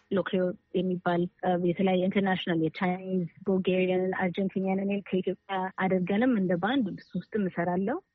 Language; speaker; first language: Amharic; native; Amharic